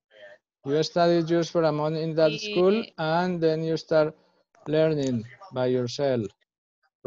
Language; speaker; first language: English; non-native, fluent; Spanish